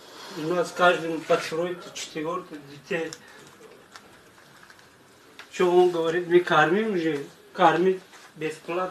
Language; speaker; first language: Russian; non-native, learner; Tajik